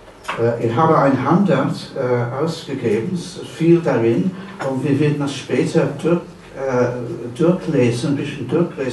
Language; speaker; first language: German; non-native, fluent; English